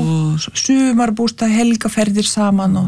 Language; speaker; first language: Icelandic; non-native, fluent; Lithuanian